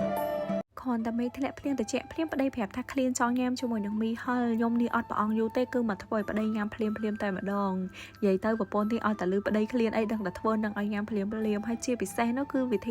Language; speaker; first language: Khmer; native; Khmer